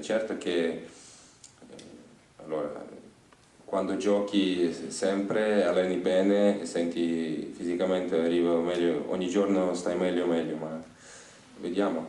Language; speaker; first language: Italian; non-native, learner; Ukrainian